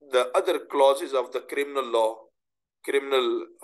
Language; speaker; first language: English; non-native, local second language; Urdu